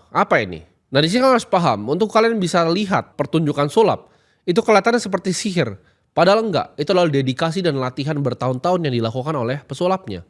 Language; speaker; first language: Indonesian; native; Indonesian